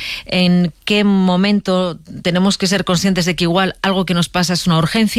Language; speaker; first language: Spanish; native; Spanish